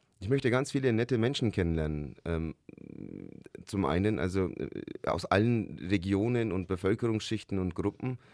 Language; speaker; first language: German; early bilingual, other home language; Turkish